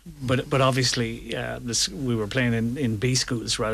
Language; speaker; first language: English; native; English